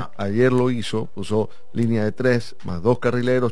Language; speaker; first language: Spanish; native; Spanish